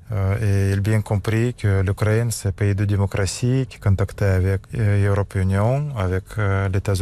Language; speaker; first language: French; non-native, learner; Russian